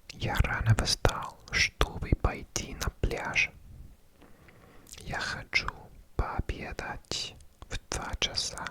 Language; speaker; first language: Russian; non-native, learner; English